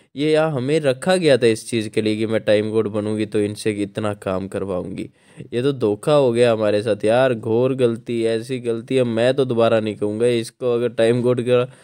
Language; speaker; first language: Hindi; non-native, local second language; Marathi